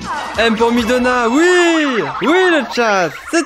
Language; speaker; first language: French; native; French